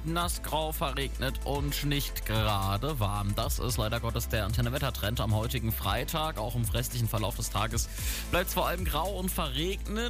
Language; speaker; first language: German; native; German